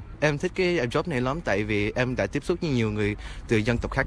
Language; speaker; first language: Vietnamese; early bilingual, heritage; Vietnamese